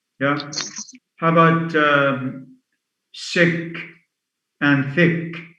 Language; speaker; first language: English; non-native, fluent; Arabic